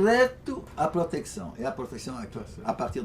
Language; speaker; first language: Portuguese; non-native, fluent; French